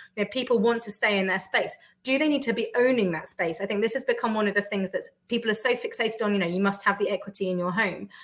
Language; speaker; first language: English; native; English